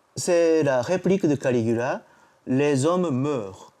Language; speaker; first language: French; non-native, fluent; Japanese